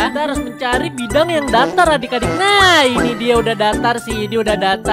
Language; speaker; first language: Indonesian; native; Indonesian